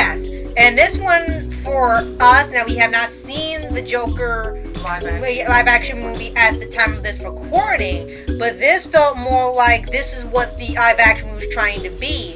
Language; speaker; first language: English; native; English